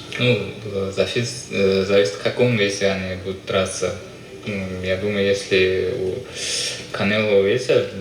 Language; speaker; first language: Russian; non-native, local second language; Uzbek